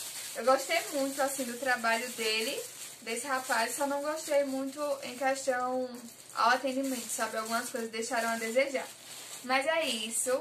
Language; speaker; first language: Portuguese; native; Portuguese